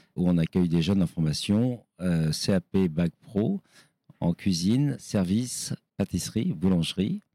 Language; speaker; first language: French; native; French